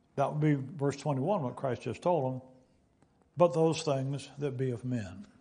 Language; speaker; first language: English; native; English